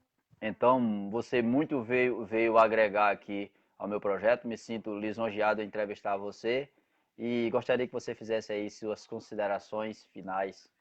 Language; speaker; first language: Portuguese; native; Portuguese